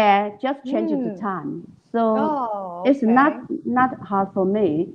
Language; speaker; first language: English; non-native, learner; Chinese